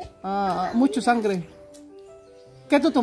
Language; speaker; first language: Spanish; non-native, learner; Filipino